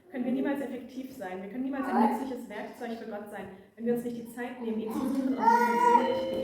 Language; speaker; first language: German; native; German